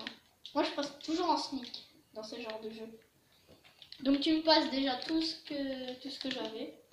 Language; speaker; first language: French; native; French